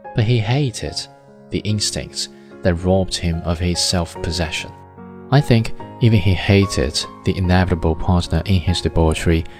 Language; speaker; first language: English; non-native, fluent; Chinese